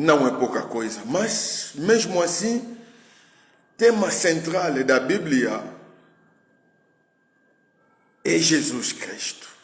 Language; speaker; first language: Portuguese; non-native, fluent; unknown